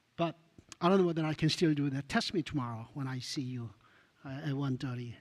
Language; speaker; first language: English; non-native, fluent; Korean